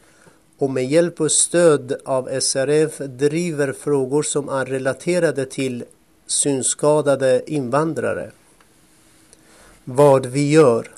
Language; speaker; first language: Swedish; non-native, fluent; Kurdish